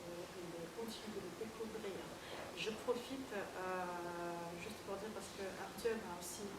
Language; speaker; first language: French; non-native, fluent; Russian